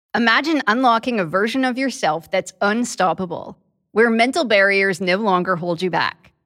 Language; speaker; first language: English; native; English